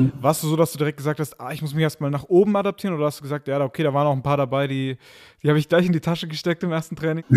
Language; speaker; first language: German; native; German